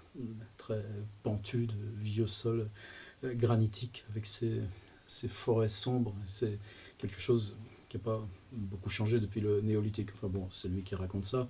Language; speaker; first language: French; native; French